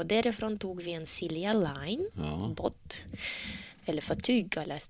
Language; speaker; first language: Swedish; non-native, learner; Russian